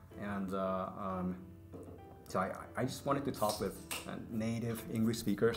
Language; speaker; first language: English; non-native, fluent; Japanese